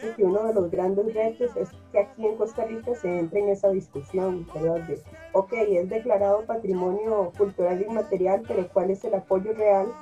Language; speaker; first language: Spanish; native; Spanish